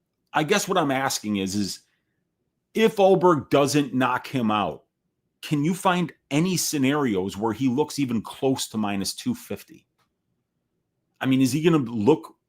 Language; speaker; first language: English; native; English